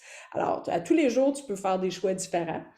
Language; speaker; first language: French; native; French